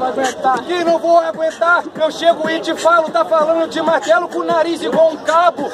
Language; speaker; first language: Portuguese; native; Portuguese